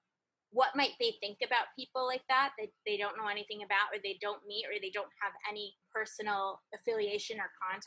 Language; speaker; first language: English; native; English